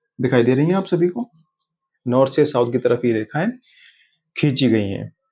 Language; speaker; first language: Hindi; native; Hindi